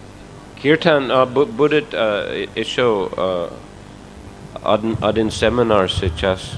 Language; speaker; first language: Russian; non-native, fluent; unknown